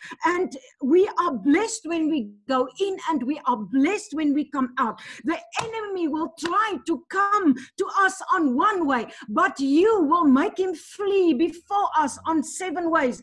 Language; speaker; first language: English; non-native, local second language; Afrikaans